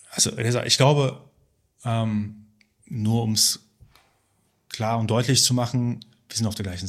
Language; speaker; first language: German; early bilingual, other home language; Persian